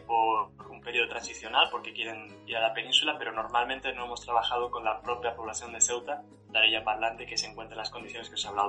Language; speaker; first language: Spanish; native; Spanish